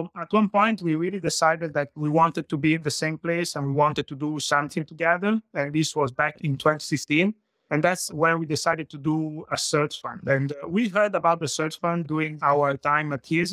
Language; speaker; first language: English; non-native, fluent; Italian